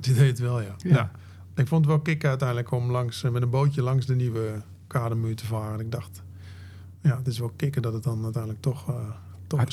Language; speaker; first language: Dutch; native; Dutch